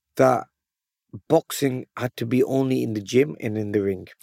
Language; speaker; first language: English; native; English